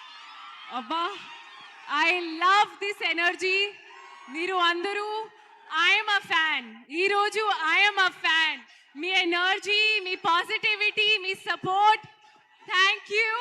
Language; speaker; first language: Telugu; non-native, learner; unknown